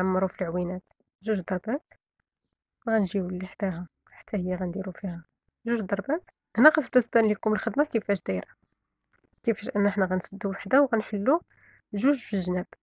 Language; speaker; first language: Arabic; native; Arabic